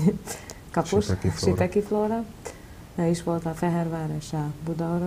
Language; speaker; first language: Hungarian; non-native, learner; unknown